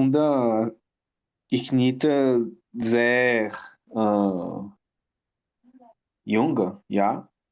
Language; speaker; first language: German; non-native, learner; Portuguese